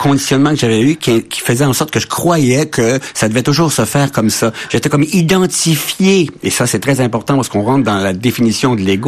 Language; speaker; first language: French; native; French